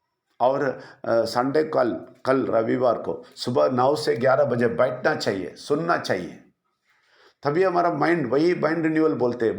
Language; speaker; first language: Hindi; non-native, local second language; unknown